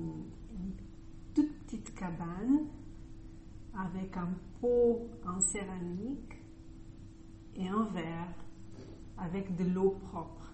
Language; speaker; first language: French; non-native, fluent; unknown